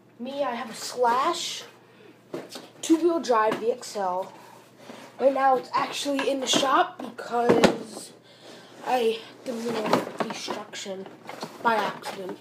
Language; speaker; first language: English; native; English